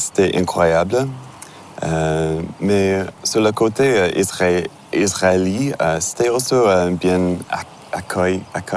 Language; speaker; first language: French; non-native, learner; English